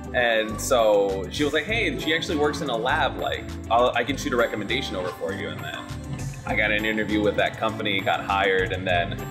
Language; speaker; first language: English; native; English